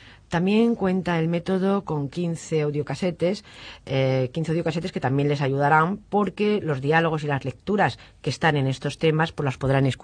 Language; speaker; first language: Spanish; native; Spanish